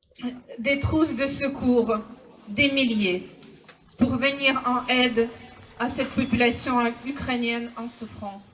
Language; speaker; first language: French; non-native, fluent; Ukrainian